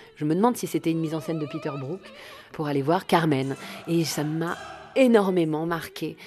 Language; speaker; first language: French; native; French